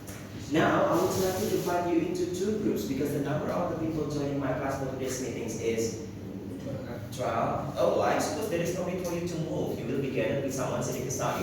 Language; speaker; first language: English; non-native, local second language; Indonesian